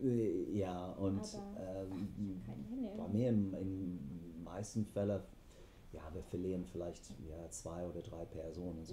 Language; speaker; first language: German; non-native, fluent; English